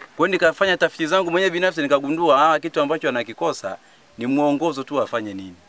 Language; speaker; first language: Swahili; non-native, local second language; Sukuma